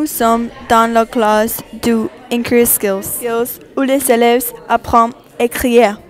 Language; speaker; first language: French; non-native, learner; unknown